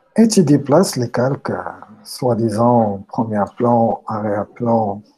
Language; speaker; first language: French; non-native, local second language; Arabic